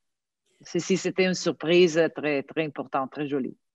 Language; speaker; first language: French; non-native, fluent; Italian